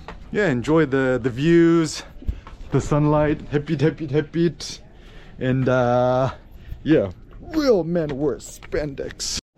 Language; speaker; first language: English; early bilingual, other home language; Korean